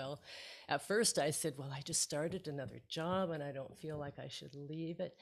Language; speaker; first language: English; native; English